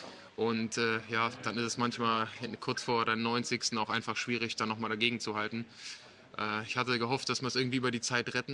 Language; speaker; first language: German; native; German